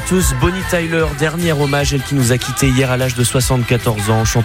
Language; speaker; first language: French; native; French